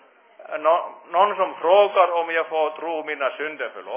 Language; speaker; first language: Swedish; non-native, fluent; Finnish